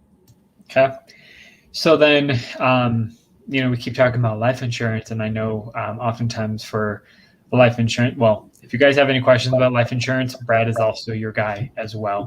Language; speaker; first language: English; native; English